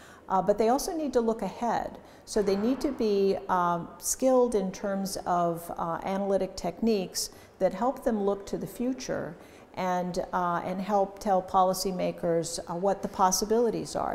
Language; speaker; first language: English; native; English